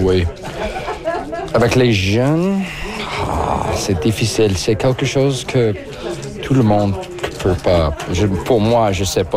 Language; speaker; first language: French; non-native, local second language; English